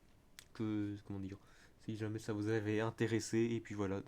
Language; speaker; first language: French; native; French